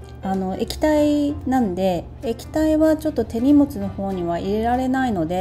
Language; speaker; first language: Japanese; native; Japanese